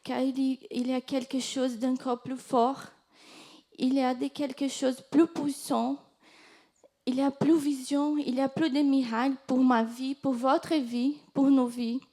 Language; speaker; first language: French; non-native, fluent; Portuguese